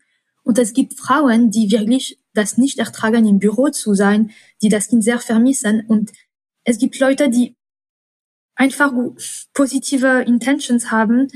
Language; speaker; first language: German; non-native, fluent; French